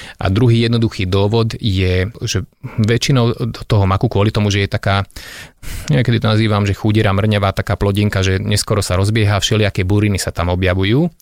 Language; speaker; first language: Slovak; non-native, local second language; Hungarian